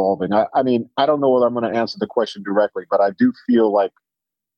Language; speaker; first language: English; native; English